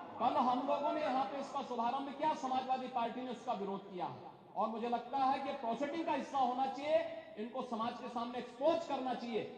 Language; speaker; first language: Hindi; native; Hindi